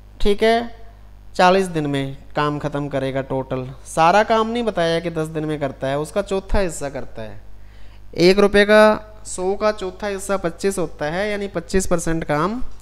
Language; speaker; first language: Hindi; non-native, local second language; Punjabi